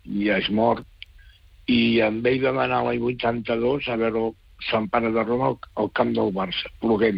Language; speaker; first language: Catalan; native; Catalan